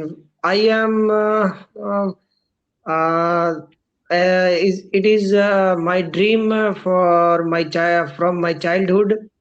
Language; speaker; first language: English; non-native, learner; Rajasthani